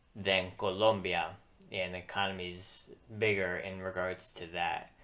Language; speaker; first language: English; native; English